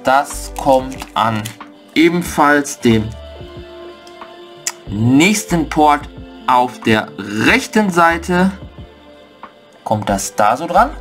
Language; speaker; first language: German; native; German